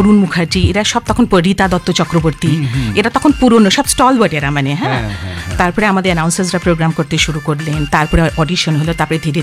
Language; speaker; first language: Bangla; non-native, local second language; Hindi